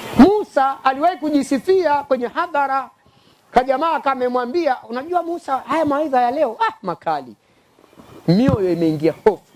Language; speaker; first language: Swahili; native; Swahili